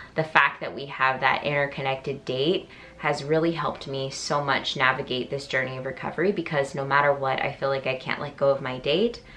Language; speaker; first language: English; native; English